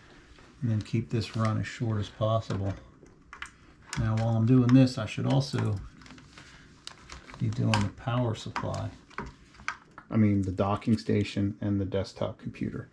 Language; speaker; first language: English; native; English